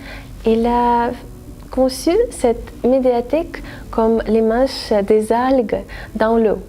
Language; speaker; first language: French; non-native, fluent; Russian